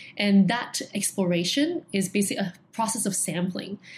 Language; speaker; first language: English; non-native, local second language; Cantonese